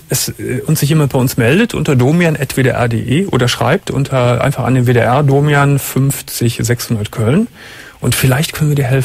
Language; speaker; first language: German; native; German